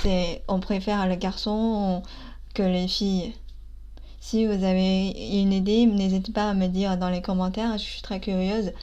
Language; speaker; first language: French; non-native, fluent; Chinese